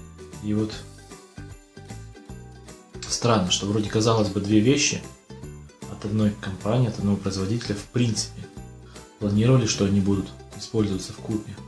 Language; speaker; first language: Russian; native; Russian